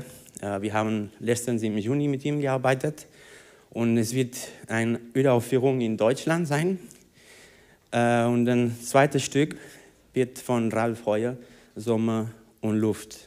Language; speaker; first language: German; non-native, learner; Spanish